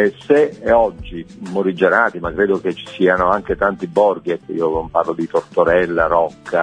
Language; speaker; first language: Italian; native; Italian